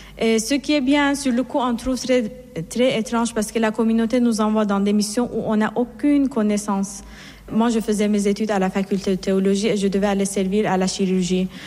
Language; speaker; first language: French; non-native, fluent; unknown